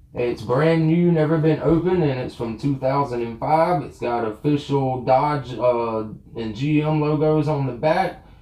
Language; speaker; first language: English; native; English